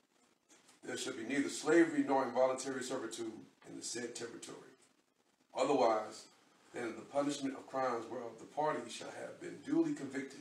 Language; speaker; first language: English; native; English